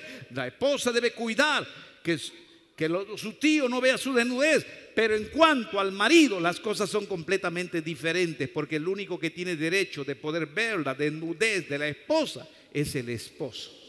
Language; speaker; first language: Spanish; native; Spanish